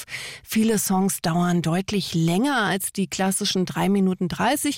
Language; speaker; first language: German; native; German